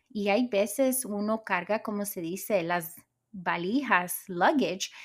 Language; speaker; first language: Spanish; early bilingual, heritage; Spanish